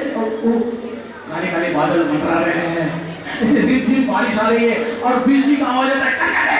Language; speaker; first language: Hindi; non-native, local second language; Marathi